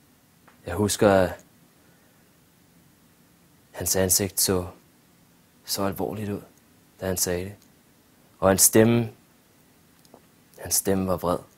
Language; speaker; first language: Danish; early bilingual, other home language; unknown